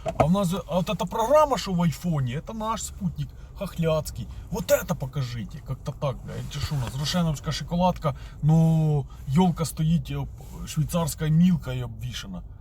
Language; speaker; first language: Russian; native; Russian